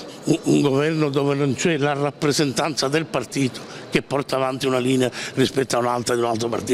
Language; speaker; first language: Italian; native; Italian